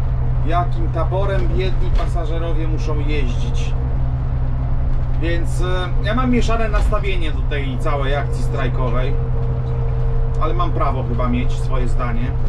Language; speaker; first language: Polish; native; Polish